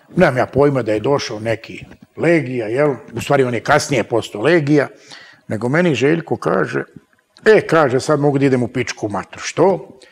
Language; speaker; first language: Serbian; native; Serbian